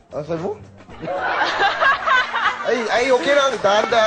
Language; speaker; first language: Filipino; non-native, learner; Korean